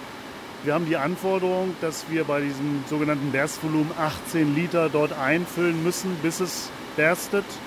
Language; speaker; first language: German; native; German